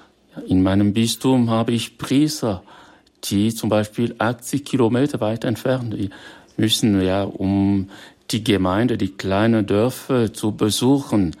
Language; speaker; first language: German; non-native, fluent; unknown